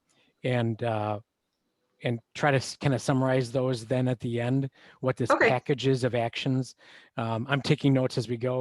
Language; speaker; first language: English; native; English